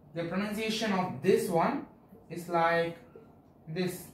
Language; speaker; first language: English; non-native, local second language; Tamil